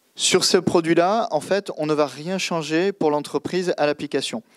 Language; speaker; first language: French; native; French